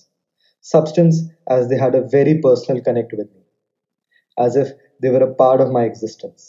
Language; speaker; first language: English; non-native, local second language; Hindi